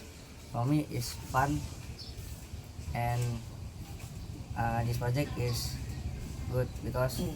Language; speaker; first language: English; non-native, learner; Indonesian